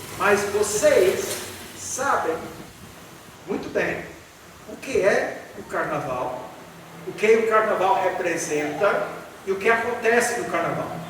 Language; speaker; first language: Portuguese; non-native, fluent; English